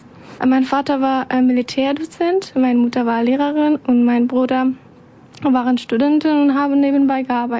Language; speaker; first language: German; non-native, learner; Persian